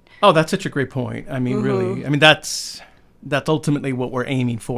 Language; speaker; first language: English; native; English